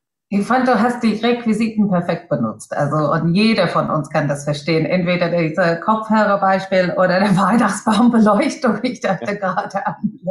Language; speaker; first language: German; non-native, fluent; English